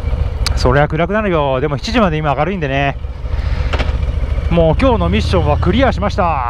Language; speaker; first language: Japanese; native; Japanese